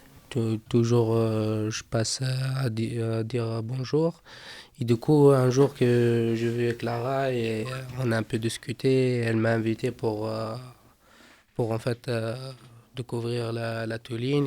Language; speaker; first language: French; non-native, fluent; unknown